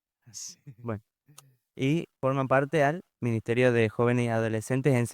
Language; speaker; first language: Spanish; native; Spanish